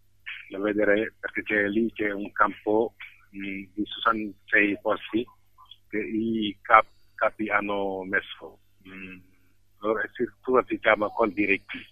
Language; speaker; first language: Italian; non-native, fluent; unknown